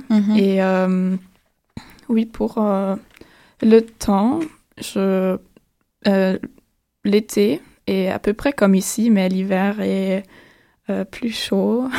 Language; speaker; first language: French; non-native, fluent; German